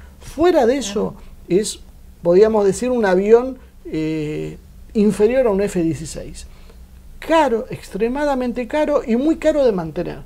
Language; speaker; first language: Spanish; native; Spanish